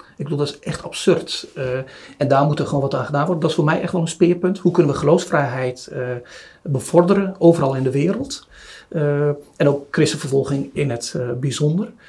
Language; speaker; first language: Dutch; early bilingual, other home language; Turoyo